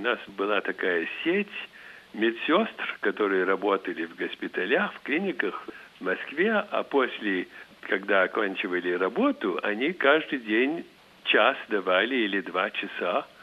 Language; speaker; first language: Russian; early bilingual, heritage; Russian